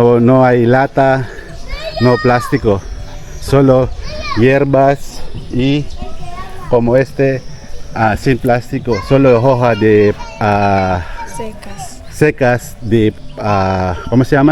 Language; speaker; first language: Spanish; non-native, learner; Filipino